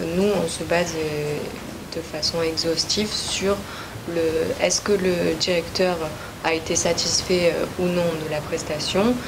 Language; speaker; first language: French; native; French